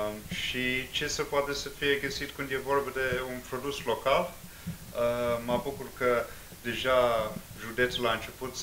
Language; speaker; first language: Romanian; non-native, fluent; English